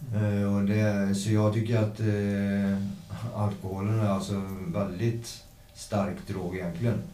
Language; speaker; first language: Swedish; native; Swedish